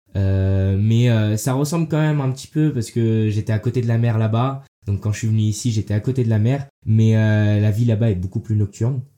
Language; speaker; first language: French; early bilingual, heritage; French